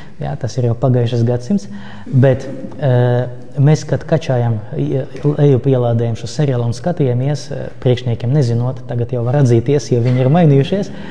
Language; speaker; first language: Latvian; non-native, local second language; Russian